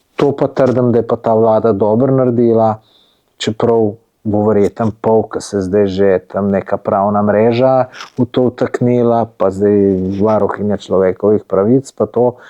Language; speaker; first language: Slovenian; native; Slovenian